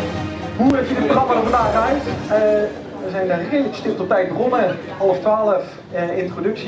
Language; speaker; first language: Dutch; native; Dutch